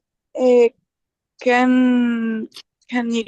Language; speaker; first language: English; non-native, learner; Spanish